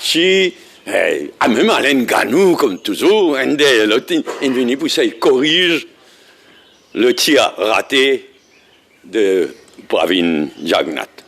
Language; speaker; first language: French; non-native, local second language; Morisyen